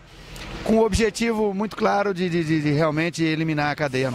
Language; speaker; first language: Portuguese; native; Portuguese